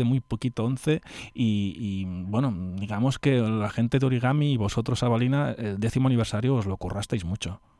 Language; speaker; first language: Spanish; non-native, local second language; Catalan